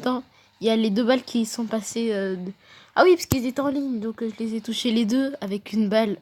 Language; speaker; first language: French; native; French